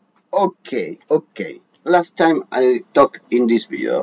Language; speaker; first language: English; non-native, learner; Spanish